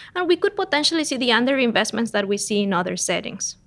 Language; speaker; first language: English; non-native, fluent; Spanish